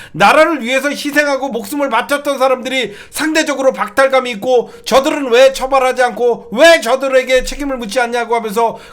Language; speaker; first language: Korean; native; Korean